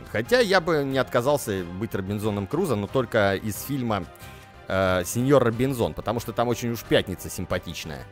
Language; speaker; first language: Russian; native; Russian